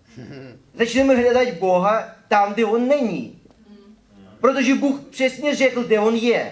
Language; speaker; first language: Czech; non-native, fluent; Ukrainian